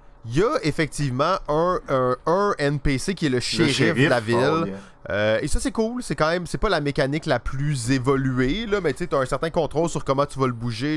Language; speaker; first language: French; native; French